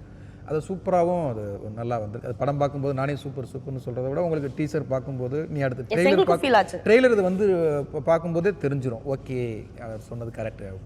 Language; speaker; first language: Tamil; native; Tamil